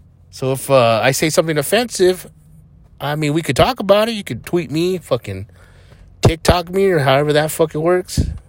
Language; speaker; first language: English; early bilingual, other home language; Spanish